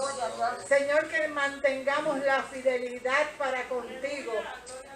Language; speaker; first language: Spanish; native; Spanish